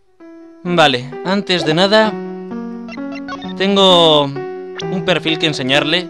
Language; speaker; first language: Spanish; native; Spanish